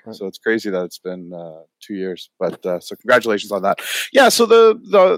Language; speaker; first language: English; native; English